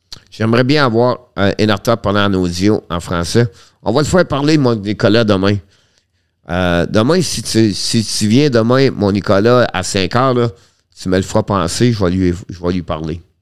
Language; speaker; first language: French; native; French